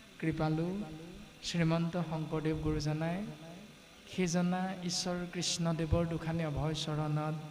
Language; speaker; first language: Assamese; native; Assamese